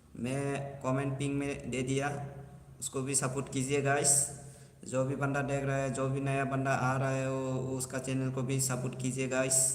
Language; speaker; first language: Hindi; non-native, local second language; Bodo